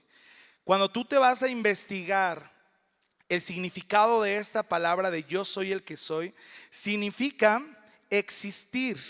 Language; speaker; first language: Spanish; native; Spanish